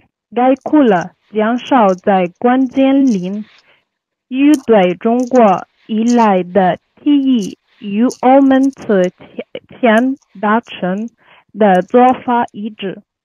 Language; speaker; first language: Chinese; non-native, learner; Arabic